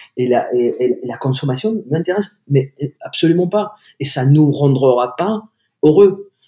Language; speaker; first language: French; non-native, fluent; Spanish